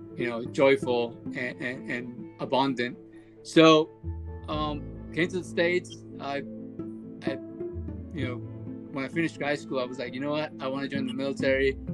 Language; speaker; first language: English; early bilingual, other home language; Spanish